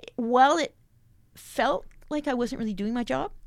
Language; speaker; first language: English; native; English